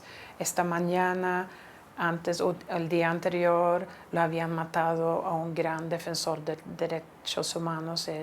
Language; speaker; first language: Spanish; non-native, fluent; Swedish